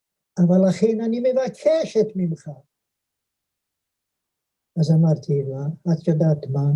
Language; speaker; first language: Hebrew; non-native, fluent; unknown